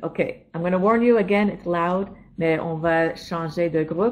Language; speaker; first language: English; native; English